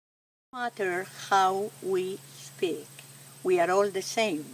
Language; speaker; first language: English; non-native, fluent; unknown